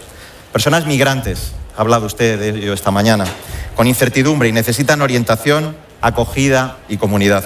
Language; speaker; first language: Spanish; native; Spanish